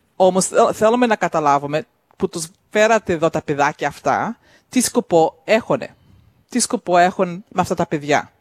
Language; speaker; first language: Greek; early bilingual, heritage; Greek